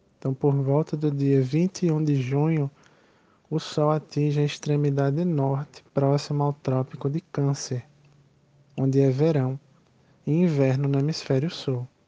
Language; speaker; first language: Portuguese; native; Portuguese